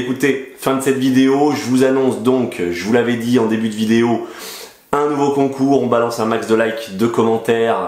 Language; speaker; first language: French; native; French